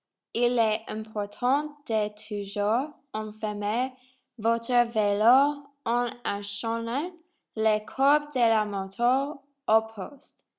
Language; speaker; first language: French; non-native, learner; English